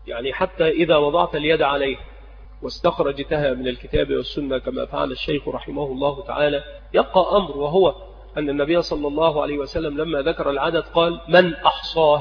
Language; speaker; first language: Arabic; native; Arabic